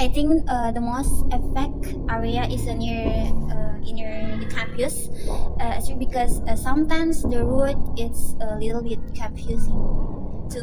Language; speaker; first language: English; non-native, learner; Indonesian